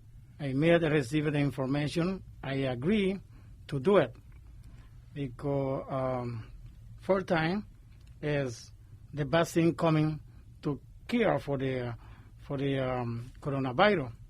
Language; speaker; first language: English; non-native, learner; Spanish